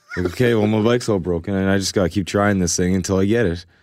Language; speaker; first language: English; native; English